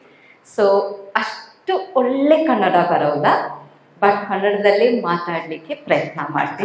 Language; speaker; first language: Kannada; non-native, local second language; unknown